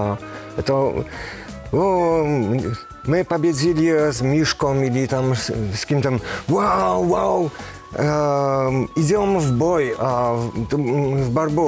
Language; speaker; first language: Russian; non-native, learner; Polish